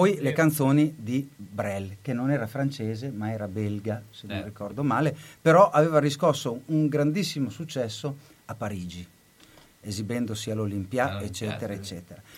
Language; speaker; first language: Italian; native; Italian